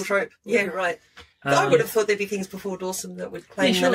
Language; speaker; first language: English; native; English